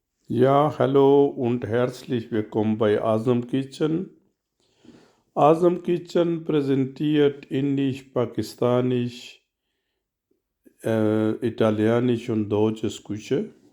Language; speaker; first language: German; non-native, learner; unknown